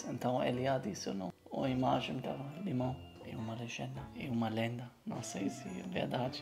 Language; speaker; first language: Portuguese; non-native, learner; German